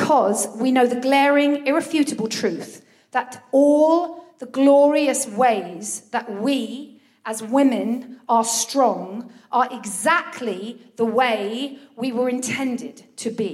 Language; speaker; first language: English; native; English